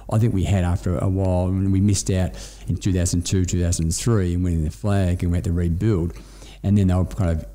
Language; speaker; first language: English; native; English